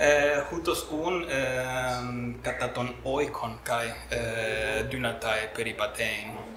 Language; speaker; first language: Greek; non-native, fluent; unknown